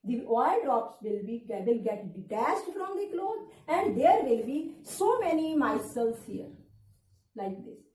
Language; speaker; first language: English; non-native, local second language; Punjabi